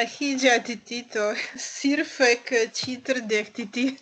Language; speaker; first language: Hindi; non-native, learner; Russian